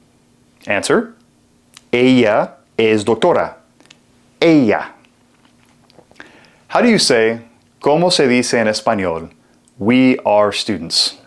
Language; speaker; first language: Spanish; non-native, fluent; English